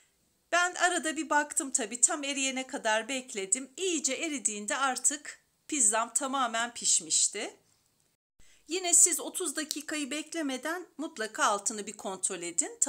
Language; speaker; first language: Turkish; native; Turkish